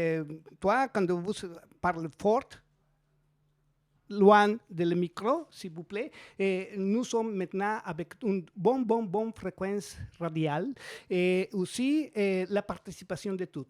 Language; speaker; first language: French; non-native, learner; Spanish